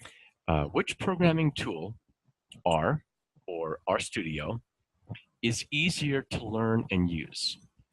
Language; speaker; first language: English; native; English